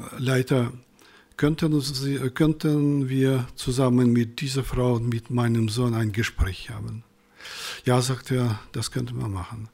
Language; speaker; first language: German; non-native, fluent; Russian